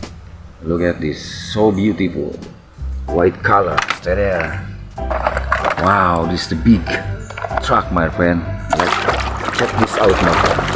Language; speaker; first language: English; non-native, learner; Indonesian